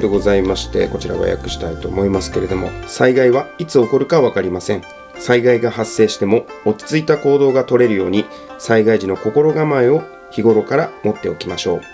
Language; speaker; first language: Japanese; native; Japanese